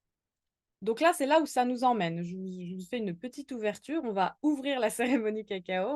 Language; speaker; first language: French; native; French